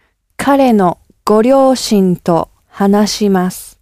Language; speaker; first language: Japanese; non-native, learner; English